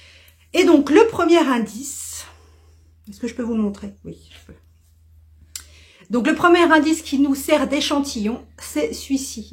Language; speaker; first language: French; native; French